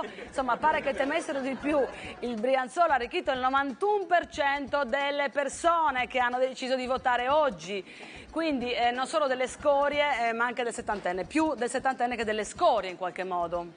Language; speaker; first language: Italian; native; Italian